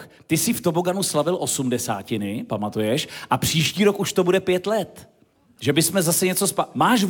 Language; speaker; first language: Czech; native; Czech